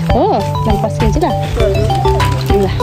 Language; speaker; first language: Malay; non-native, learner; Nepali